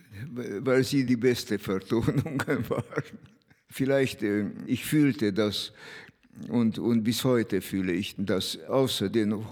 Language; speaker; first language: German; non-native, fluent; Hungarian